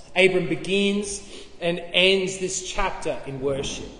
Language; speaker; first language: English; native; English